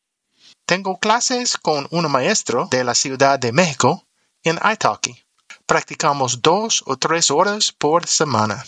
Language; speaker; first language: Spanish; non-native, learner; English